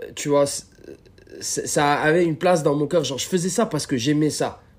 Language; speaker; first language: French; non-native, local second language; Arabic